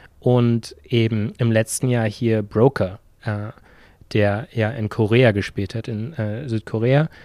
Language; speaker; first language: German; native; German